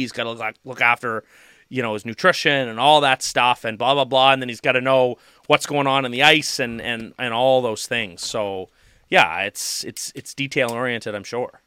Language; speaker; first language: English; native; English